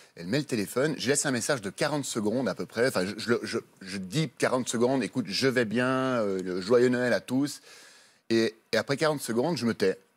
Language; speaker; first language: French; native; French